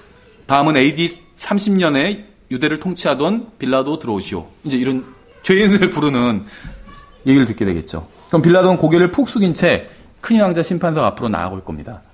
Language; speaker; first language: Korean; native; Korean